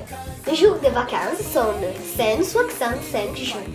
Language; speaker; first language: French; non-native, learner; Italian